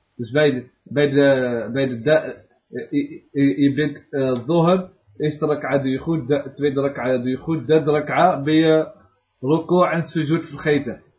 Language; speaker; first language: Dutch; early bilingual, other home language; Arabic